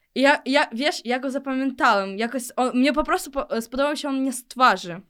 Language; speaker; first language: Polish; early bilingual, other home language; Russian